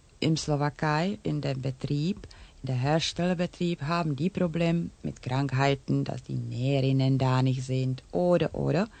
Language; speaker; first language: German; non-native, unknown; Czech